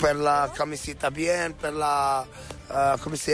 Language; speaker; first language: Spanish; non-native, learner; Arabic